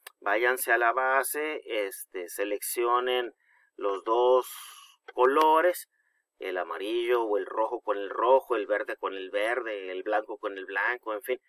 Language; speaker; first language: Spanish; native; Spanish